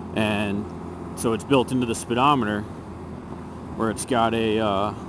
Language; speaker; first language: English; native; English